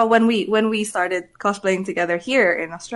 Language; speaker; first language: English; non-native, local second language; Cebuano